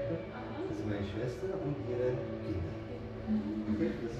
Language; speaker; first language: German; non-native, learner; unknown